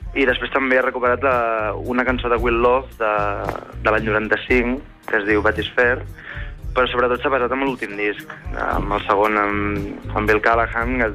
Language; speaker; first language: Catalan; native; Catalan